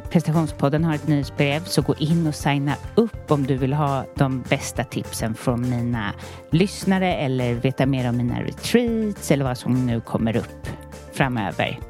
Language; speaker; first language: Swedish; native; Swedish